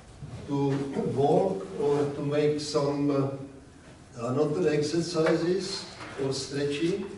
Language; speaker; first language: English; non-native, learner; Czech